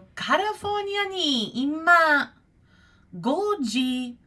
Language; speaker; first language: Japanese; non-native, learner; English